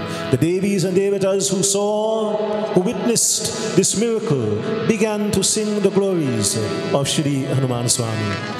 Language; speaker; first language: English; native; English